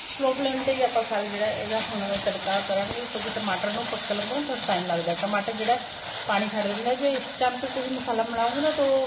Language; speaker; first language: Hindi; non-native, local second language; Punjabi